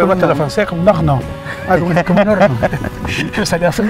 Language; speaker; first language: Spanish; native; Spanish